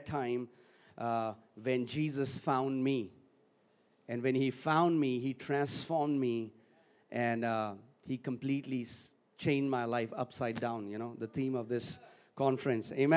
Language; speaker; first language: English; non-native, local second language; Hindi